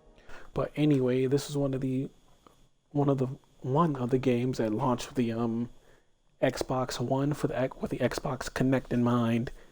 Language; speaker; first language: English; native; English